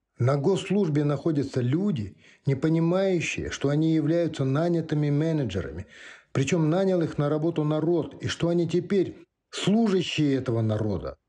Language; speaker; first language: Russian; non-native, local second language; Kazakh